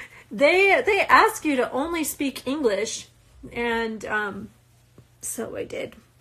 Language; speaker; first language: English; native; English